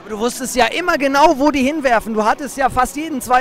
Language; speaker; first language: German; native; German